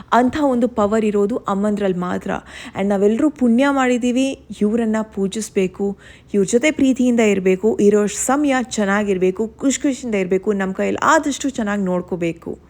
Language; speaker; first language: Kannada; non-native, local second language; Tulu